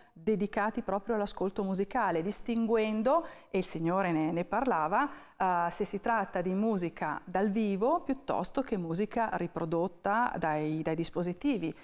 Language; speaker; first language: Italian; native; Italian